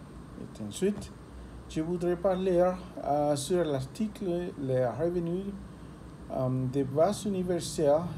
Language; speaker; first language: French; non-native, learner; Spanish